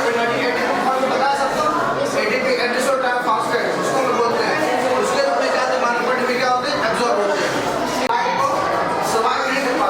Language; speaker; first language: Hindi; native; Hindi